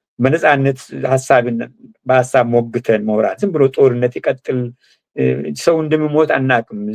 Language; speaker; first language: Amharic; non-native, local second language; Oromo